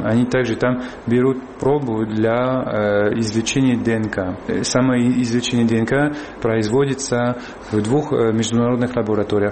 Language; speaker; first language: Russian; non-native, fluent; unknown